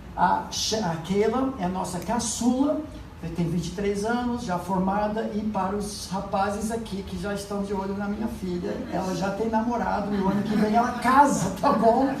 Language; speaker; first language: Portuguese; non-native, fluent; English